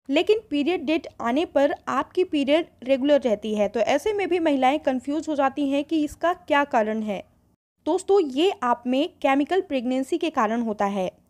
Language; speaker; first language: Hindi; native; Hindi